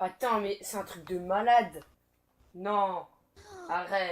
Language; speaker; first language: French; native; French